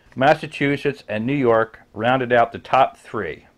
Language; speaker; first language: English; native; English